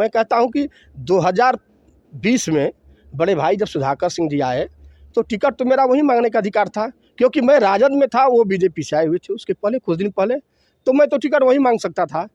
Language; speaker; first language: Hindi; native; Hindi